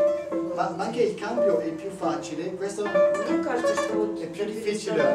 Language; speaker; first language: Italian; non-native, learner; German